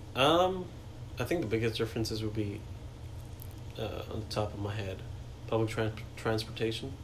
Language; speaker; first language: English; non-native, local second language; Hindi